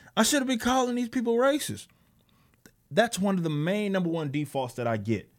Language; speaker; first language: English; native; English